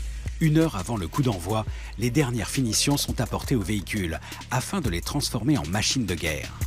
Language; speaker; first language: French; native; French